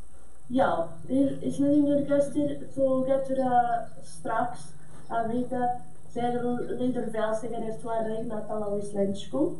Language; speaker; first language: Icelandic; non-native, learner; Portuguese